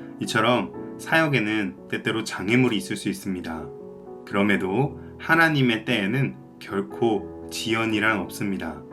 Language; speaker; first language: Korean; native; Korean